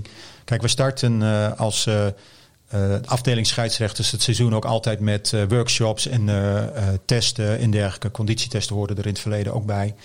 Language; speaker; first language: Dutch; native; Dutch